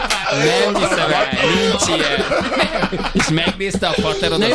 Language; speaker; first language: Hungarian; native; Hungarian